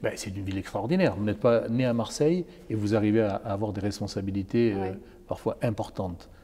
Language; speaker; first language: French; native; French